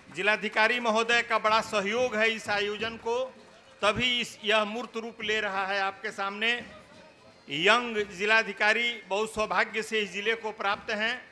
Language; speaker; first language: Hindi; native; Hindi